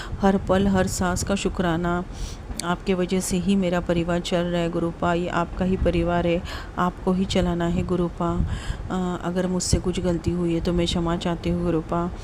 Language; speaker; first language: Hindi; non-native, local second language; Marathi